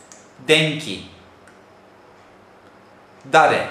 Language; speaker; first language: Japanese; non-native, fluent; Turkish